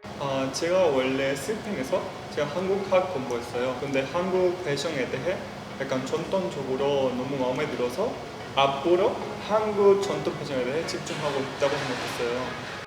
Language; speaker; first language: Korean; non-native, learner; Spanish